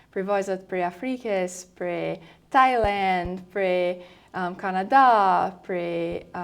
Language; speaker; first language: Albanian; early bilingual, heritage; Albanian